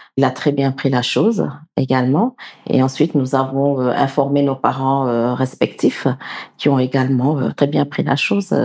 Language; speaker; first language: French; non-native, local second language; Wolof